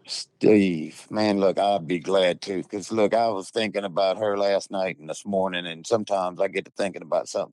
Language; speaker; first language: English; native; English